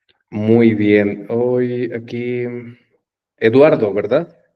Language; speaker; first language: Spanish; native; Spanish